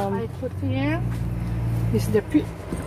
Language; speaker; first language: English; non-native, learner; French